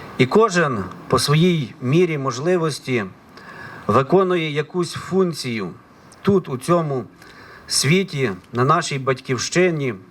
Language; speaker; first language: Ukrainian; native; Ukrainian